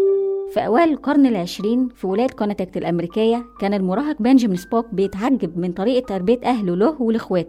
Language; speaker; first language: Arabic; native; Arabic